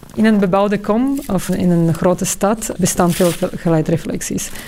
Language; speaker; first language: Dutch; non-native, fluent; Slovak